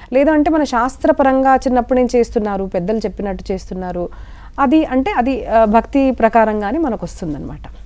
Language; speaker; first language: Telugu; non-native, local second language; Marathi